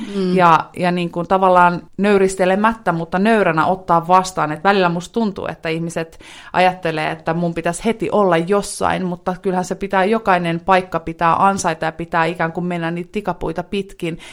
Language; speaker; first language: Finnish; native; Finnish